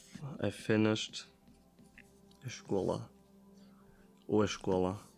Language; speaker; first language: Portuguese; non-native, learner; German